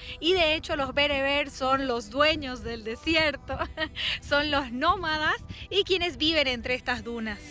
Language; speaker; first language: Spanish; native; Spanish